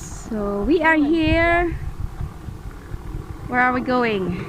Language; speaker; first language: English; non-native, local second language; Filipino